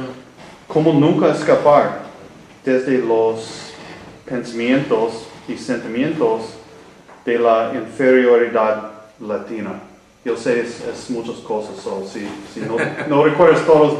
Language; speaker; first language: Spanish; non-native, learner; English